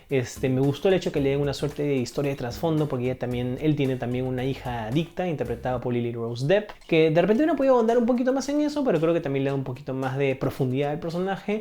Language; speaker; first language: Spanish; native; Spanish